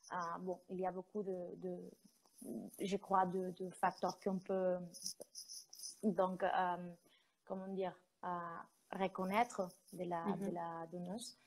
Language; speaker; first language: French; non-native, fluent; Spanish